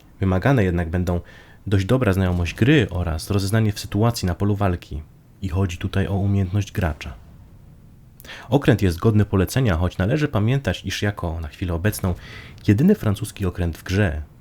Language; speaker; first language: Polish; native; Polish